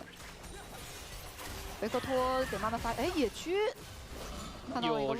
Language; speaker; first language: Chinese; native; Chinese